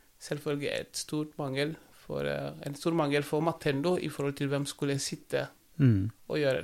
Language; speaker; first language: Norwegian; non-native, fluent; Wolof